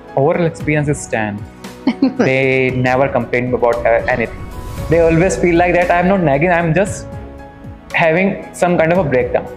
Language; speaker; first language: English; non-native, local second language; Hindi